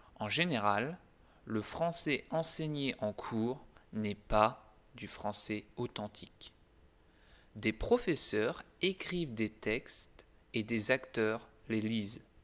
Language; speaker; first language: French; native; French